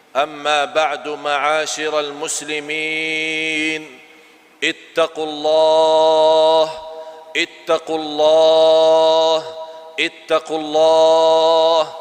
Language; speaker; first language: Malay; non-native, fluent; Arabic